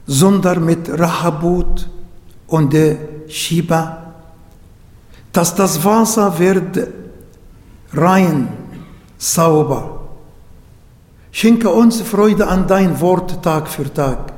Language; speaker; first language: German; non-native, learner; Arabic